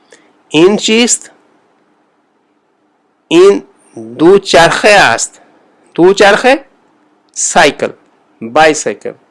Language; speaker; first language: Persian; non-native, fluent; Urdu